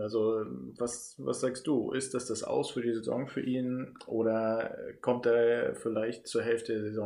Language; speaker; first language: German; native; German